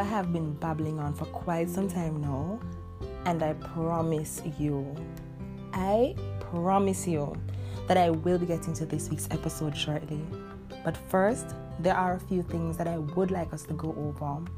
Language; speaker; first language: English; non-native, local second language; Jamaican Creole English